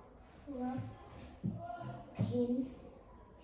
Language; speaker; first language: English; non-native, learner; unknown